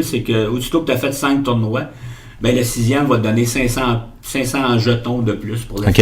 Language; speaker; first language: French; native; French